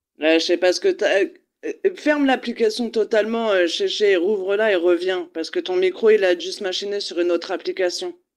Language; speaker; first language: French; native; French